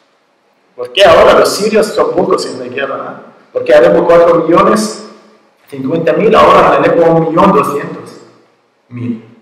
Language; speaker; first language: Spanish; non-native, learner; Arabic